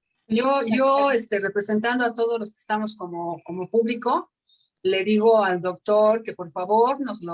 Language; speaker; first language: Spanish; native; Spanish